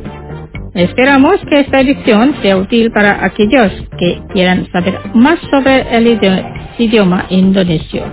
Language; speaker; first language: Spanish; non-native, fluent; Indonesian